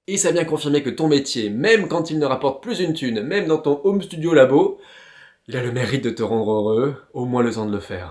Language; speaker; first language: French; native; French